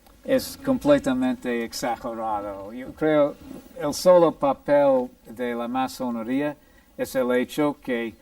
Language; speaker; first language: Spanish; non-native, fluent; English